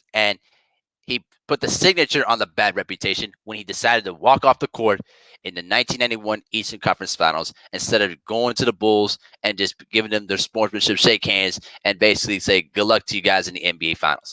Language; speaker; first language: English; native; English